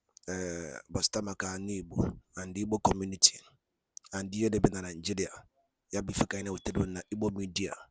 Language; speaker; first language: Igbo; native; Igbo